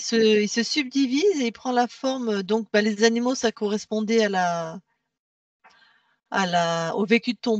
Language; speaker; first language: French; native; French